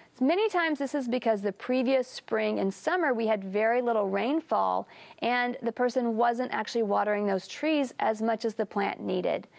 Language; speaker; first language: English; native; English